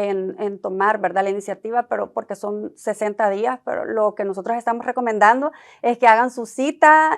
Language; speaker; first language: Spanish; native; Spanish